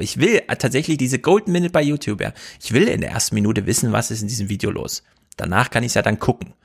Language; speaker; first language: German; native; German